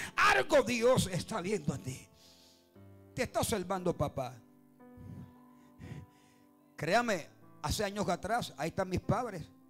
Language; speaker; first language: Spanish; native; Spanish